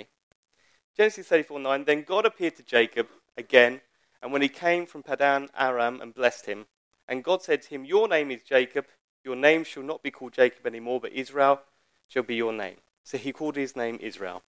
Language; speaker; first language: English; native; English